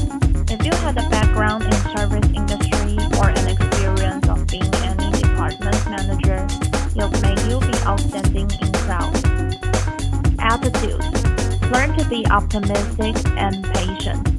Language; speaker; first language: English; non-native, learner; Chinese